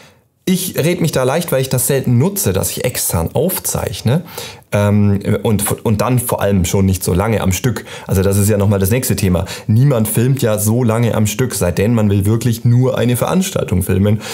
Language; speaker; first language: German; native; German